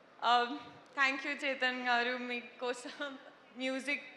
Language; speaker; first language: Telugu; non-native, learner; Hindi